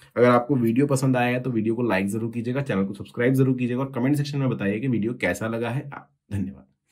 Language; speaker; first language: Hindi; native; Hindi